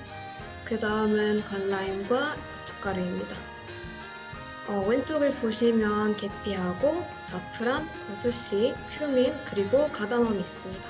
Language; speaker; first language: Korean; non-native, fluent; Arabic